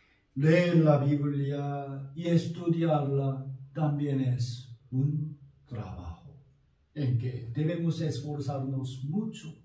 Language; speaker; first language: Spanish; non-native, fluent; Korean